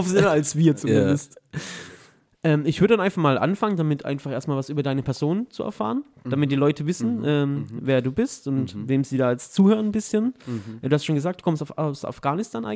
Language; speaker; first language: German; native; German